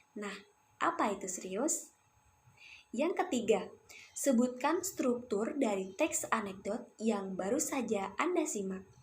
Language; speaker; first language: Indonesian; native; Indonesian